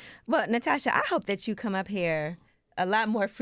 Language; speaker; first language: English; native; English